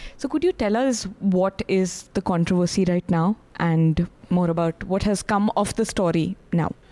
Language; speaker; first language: English; non-native, local second language; Hindi